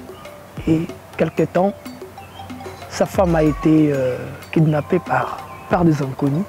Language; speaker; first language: French; non-native, local second language; Lingala